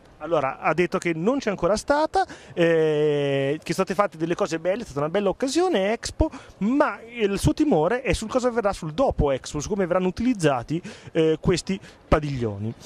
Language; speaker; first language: Italian; native; Italian